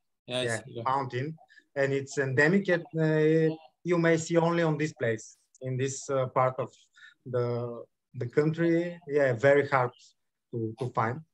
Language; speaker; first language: English; non-native, learner; Bulgarian